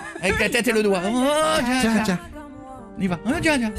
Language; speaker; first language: French; native; French